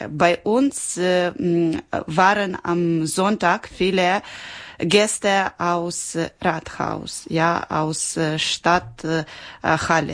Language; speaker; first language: German; non-native, learner; Ukrainian